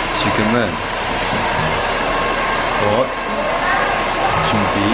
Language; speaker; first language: Korean; non-native, learner; Chinese